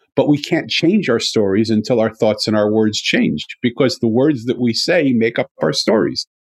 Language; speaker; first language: English; native; English